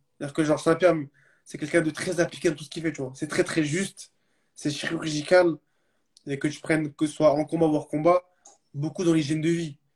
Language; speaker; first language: French; early bilingual, other home language; Arabic